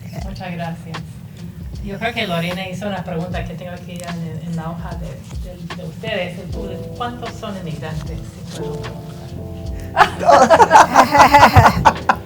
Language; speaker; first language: Spanish; non-native, fluent; English